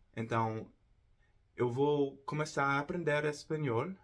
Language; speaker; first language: Portuguese; non-native, fluent; English